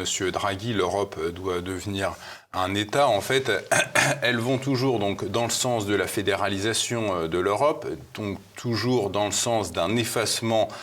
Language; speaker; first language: French; native; French